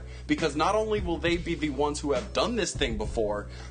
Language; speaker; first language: English; native; English